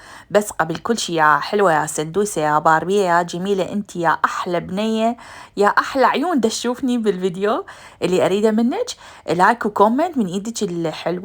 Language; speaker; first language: Arabic; native; Arabic